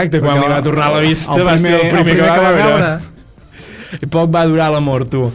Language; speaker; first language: Catalan; native; Catalan